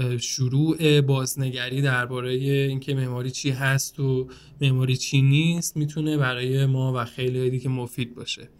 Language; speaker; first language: Persian; native; Persian